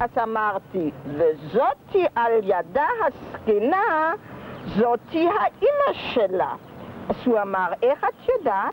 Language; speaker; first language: Hebrew; early bilingual, other home language; German